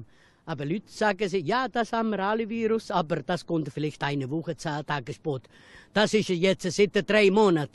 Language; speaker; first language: German; non-native, fluent; Italian